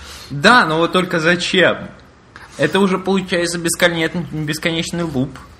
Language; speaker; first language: Russian; native; Russian